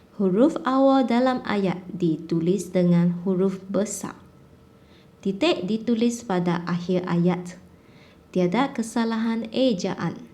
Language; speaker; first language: Malay; non-native, local second language; Chinese